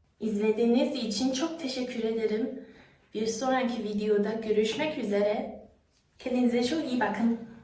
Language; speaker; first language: Turkish; non-native, learner; Chinese